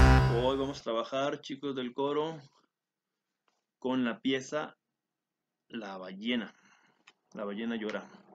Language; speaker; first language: Spanish; native; Spanish